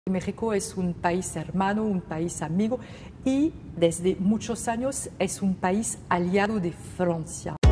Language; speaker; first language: Spanish; non-native, fluent; French